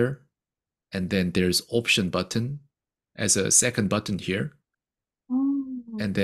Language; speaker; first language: English; non-native, fluent; Korean